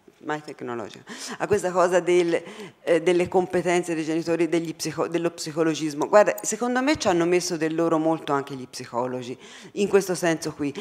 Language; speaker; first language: Italian; native; Italian